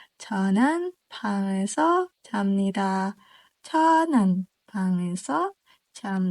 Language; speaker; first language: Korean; non-native, learner; Indonesian